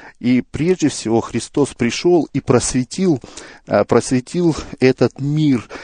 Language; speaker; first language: Russian; native; Russian